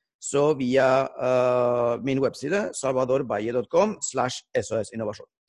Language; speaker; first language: Norwegian; non-native, fluent; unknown